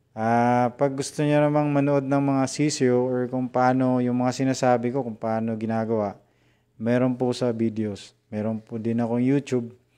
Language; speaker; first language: Filipino; non-native, local second language; Cebuano